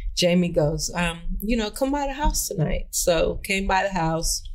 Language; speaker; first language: English; native; English